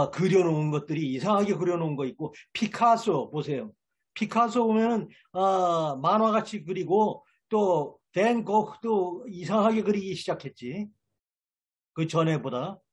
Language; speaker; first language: Korean; native; Korean